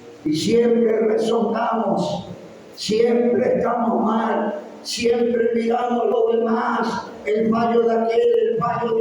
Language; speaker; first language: Spanish; native; Spanish